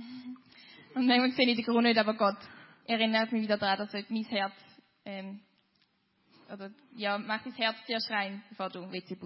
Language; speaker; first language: German; native; German